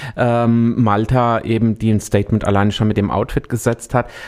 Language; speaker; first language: German; early bilingual, other home language; Spanish